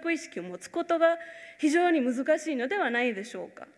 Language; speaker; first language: Japanese; non-native, fluent; Spanish